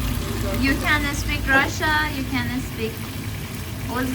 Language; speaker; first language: English; non-native, learner; Persian